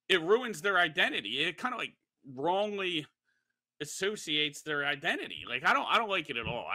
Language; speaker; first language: English; native; English